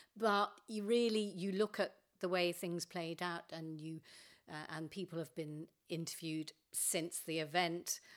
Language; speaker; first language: English; native; English